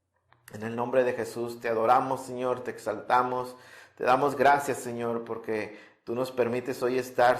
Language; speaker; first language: Spanish; native; Spanish